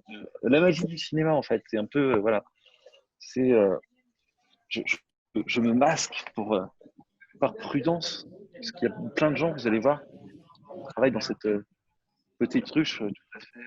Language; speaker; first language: French; native; French